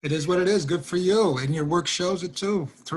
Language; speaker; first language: English; native; English